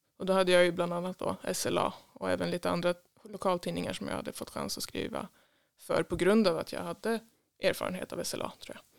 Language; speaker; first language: Swedish; native; Swedish